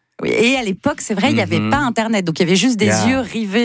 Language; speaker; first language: French; native; French